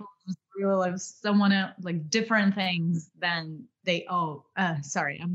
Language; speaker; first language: English; non-native, fluent; Ukrainian